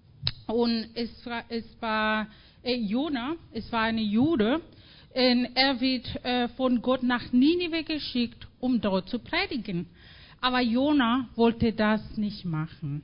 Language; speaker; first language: German; non-native, fluent; Spanish